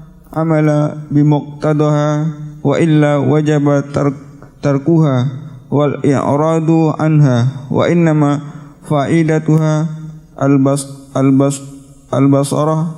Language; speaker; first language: Arabic; non-native, fluent; Indonesian